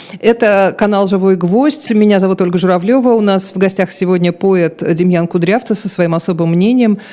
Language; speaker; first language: Russian; native; Russian